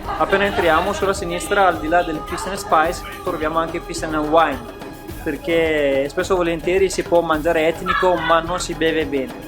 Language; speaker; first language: Italian; non-native, fluent; Persian